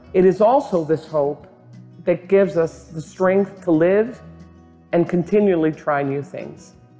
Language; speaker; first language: English; early bilingual, other home language; Spanish